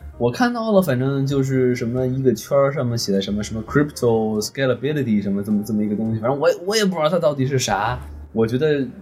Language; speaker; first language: Chinese; native; Chinese